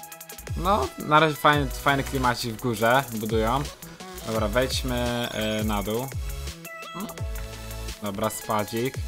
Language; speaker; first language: Polish; native; Polish